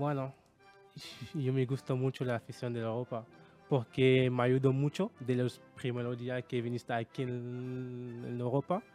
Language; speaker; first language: Spanish; non-native, learner; French